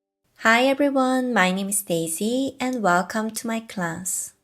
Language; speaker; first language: English; non-native, fluent; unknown